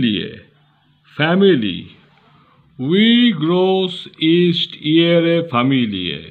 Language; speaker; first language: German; non-native, learner; Bangla